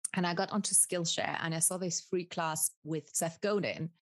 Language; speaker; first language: English; early bilingual, other home language; Spanish